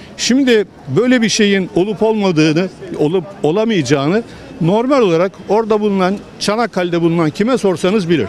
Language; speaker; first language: Turkish; native; Turkish